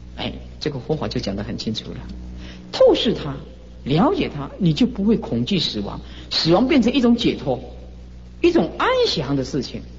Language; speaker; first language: Chinese; native; Chinese